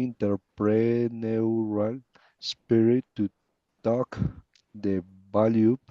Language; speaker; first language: English; non-native, learner; Spanish